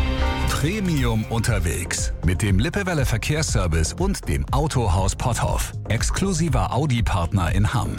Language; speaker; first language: German; native; German